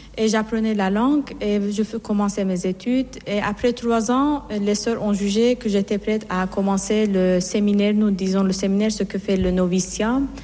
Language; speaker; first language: French; non-native, fluent; Persian